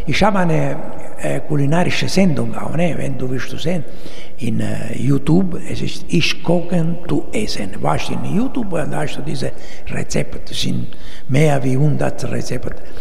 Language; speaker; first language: German; non-native, learner; Italian